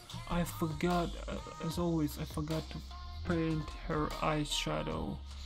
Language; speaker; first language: English; non-native, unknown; Russian